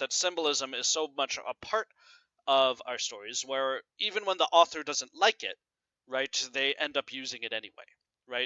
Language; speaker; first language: English; native; English